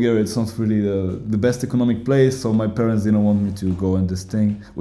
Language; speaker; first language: English; non-native, fluent; Bulgarian